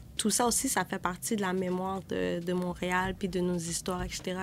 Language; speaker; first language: French; native; French